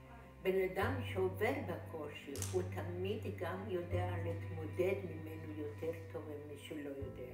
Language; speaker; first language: Hebrew; non-native, fluent; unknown